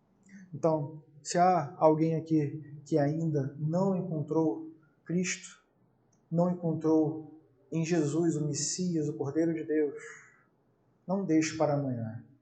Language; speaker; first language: Portuguese; native; Portuguese